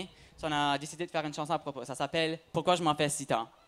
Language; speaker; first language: French; native; French